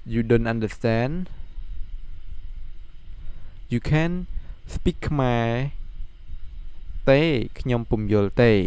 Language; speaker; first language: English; non-native, learner; Khmer